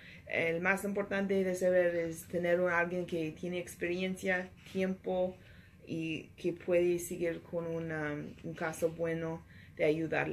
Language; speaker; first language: Spanish; non-native, learner; English